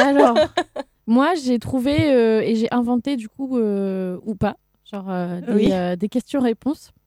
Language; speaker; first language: French; native; French